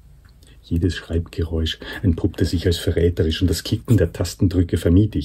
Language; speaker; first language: German; native; German